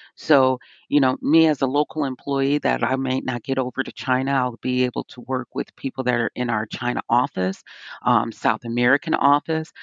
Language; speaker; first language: English; native; English